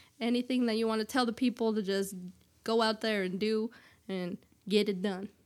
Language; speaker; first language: English; native; English